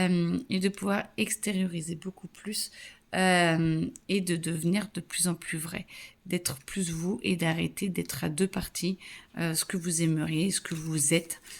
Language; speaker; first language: French; native; French